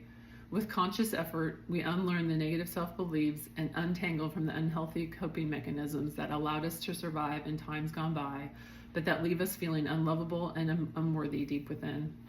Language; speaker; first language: English; native; English